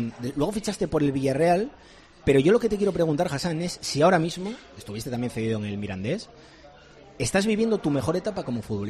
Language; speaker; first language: Spanish; native; Spanish